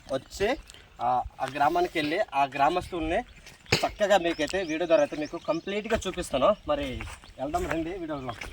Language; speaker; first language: Telugu; non-native, local second language; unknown